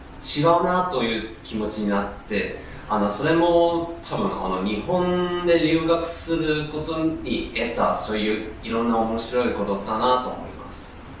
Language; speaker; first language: Japanese; non-native, fluent; Cantonese